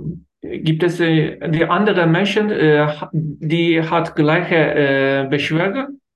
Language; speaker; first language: German; non-native, learner; Turkish